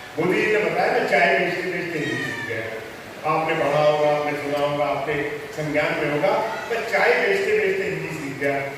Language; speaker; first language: Hindi; non-native, local second language; Punjabi